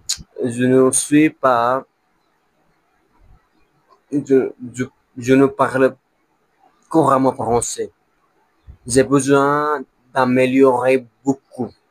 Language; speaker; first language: French; non-native, learner; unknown